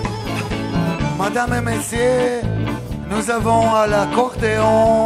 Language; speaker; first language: French; non-native, learner; Italian